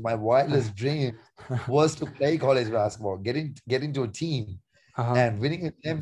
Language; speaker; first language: English; non-native, local second language; Sinhala